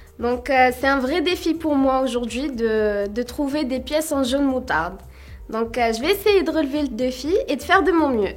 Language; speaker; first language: French; non-native, local second language; Arabic